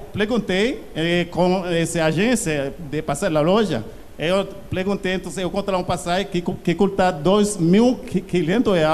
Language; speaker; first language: Portuguese; non-native, learner; Haitian Creole